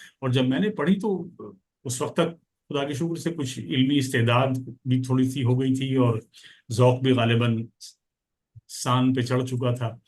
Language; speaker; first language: Urdu; native; Urdu